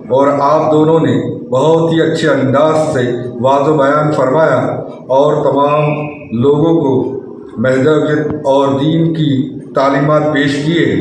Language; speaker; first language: Urdu; native; Urdu